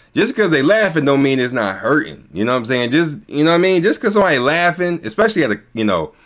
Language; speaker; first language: English; native; English